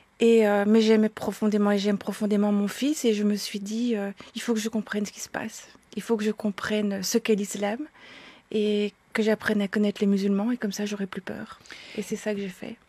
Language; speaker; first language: French; native; French